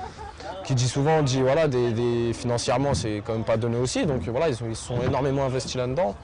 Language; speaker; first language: French; native; French